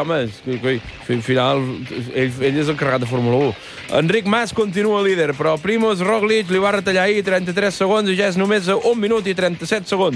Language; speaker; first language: Catalan; native; Catalan